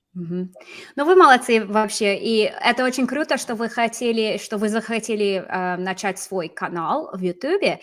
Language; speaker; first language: Russian; non-native, fluent; English